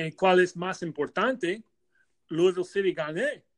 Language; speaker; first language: Spanish; non-native, learner; English